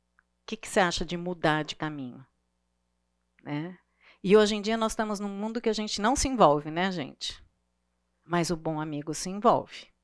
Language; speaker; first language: Portuguese; native; Portuguese